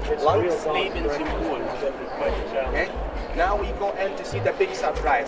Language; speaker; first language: English; non-native, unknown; Arabic